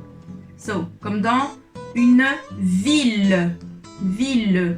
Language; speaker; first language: French; non-native, fluent; Punjabi